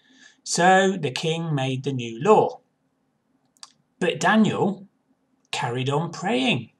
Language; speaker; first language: English; native; English